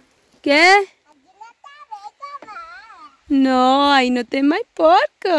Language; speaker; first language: Spanish; native; Spanish